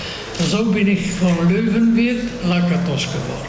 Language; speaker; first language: German; non-native, fluent; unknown